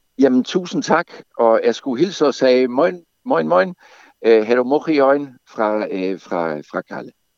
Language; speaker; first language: Danish; native; Danish